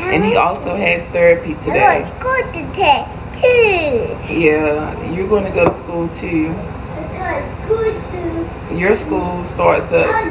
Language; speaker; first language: English; native; English